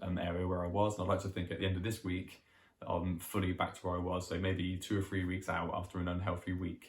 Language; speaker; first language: English; native; English